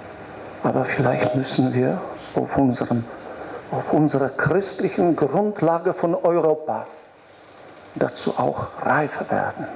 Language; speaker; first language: German; non-native, fluent; Polish